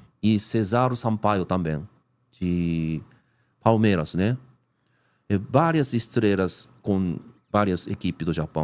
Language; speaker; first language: Portuguese; non-native, learner; Japanese